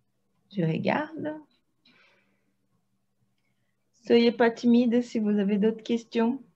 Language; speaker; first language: French; non-native, fluent; Portuguese